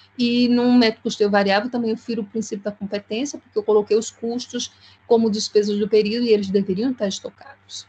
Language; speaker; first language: Portuguese; native; Portuguese